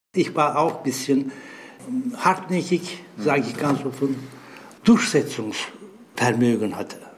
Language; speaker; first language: German; non-native, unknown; Turkish